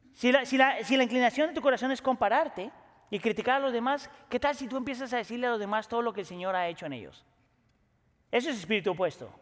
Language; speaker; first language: Spanish; native; Spanish